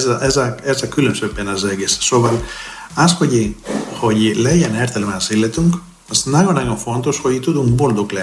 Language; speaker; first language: Hungarian; non-native, fluent; Greek